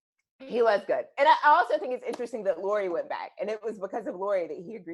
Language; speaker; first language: English; native; English